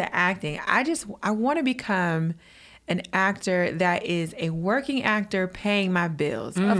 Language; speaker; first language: English; native; English